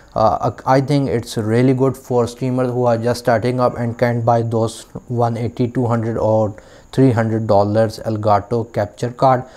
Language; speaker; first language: English; non-native, local second language; Urdu